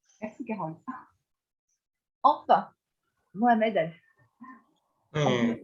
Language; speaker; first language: French; native; French